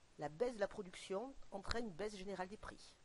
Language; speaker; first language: French; native; French